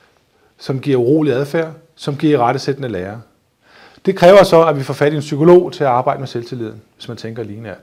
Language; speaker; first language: Danish; native; Danish